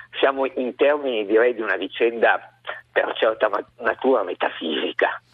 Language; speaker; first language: Italian; native; Italian